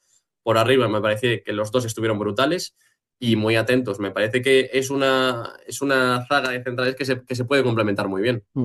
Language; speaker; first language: Spanish; native; Spanish